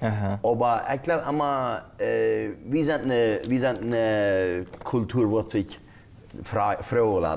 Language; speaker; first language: German; non-native, local second language; Plautdietsch